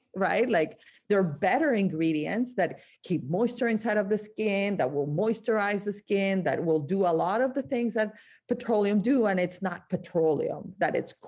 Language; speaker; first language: English; non-native, fluent; Spanish